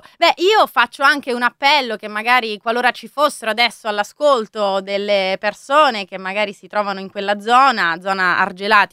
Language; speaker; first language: Italian; native; Italian